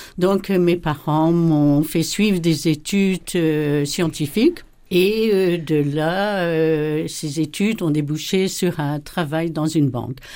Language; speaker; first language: French; native; French